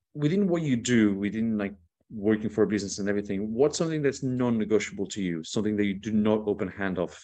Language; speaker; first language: English; non-native, fluent; Portuguese